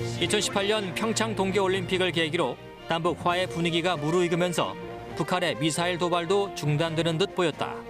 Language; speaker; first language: Korean; native; Korean